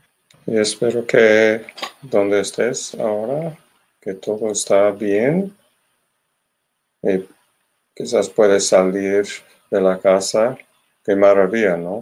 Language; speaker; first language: Spanish; non-native, learner; English